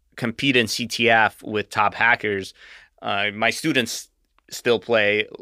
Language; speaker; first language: English; native; English